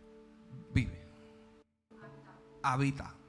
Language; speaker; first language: Spanish; early bilingual, heritage; Spanish